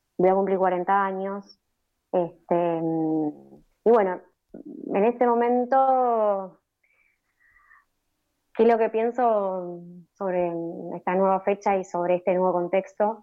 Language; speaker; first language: Spanish; native; Spanish